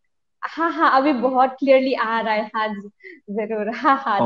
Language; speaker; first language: Hindi; non-native, local second language; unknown